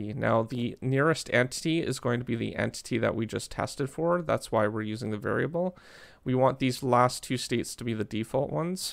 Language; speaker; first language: English; native; English